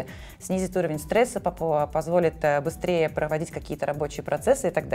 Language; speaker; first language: Russian; native; Russian